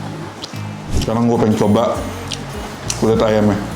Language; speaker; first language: Indonesian; native; Indonesian